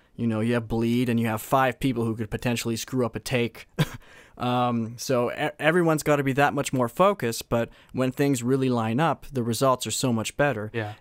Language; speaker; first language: English; native; English